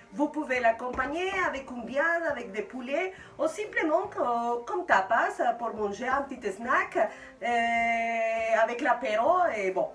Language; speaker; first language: French; non-native, fluent; Spanish